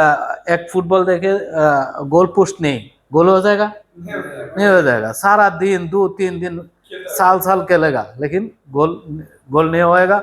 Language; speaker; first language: Hindi; non-native, learner; Bangla